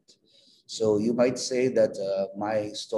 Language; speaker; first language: English; non-native, local second language; Filipino